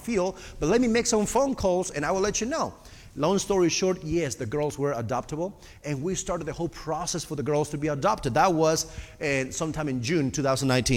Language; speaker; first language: English; non-native, fluent; Spanish